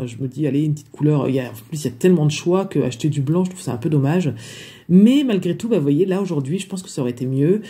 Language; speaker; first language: French; native; French